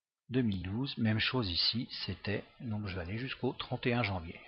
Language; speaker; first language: French; native; French